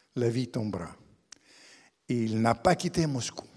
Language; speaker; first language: French; non-native, fluent; Ukrainian